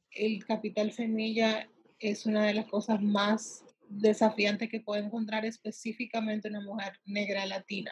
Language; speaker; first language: Spanish; early bilingual, heritage; Spanish